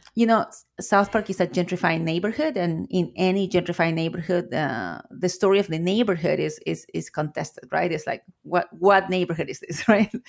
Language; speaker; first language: English; non-native, fluent; Spanish